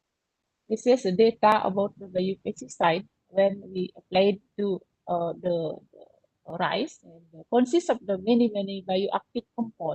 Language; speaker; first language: English; non-native, learner; Indonesian